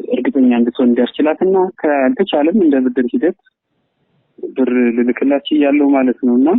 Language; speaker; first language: Amharic; native; Amharic